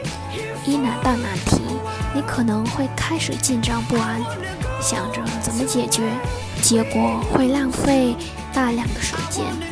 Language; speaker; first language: Chinese; non-native, fluent; Vietnamese